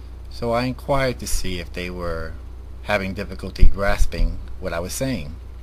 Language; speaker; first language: English; early bilingual, other home language; Spanish